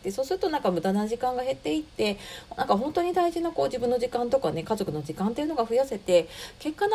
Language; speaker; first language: Japanese; native; Japanese